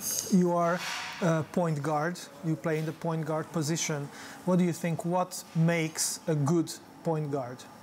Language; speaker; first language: English; non-native, fluent; Hungarian